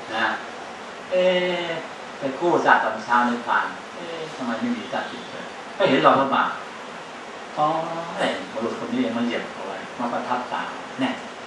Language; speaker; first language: Thai; native; Thai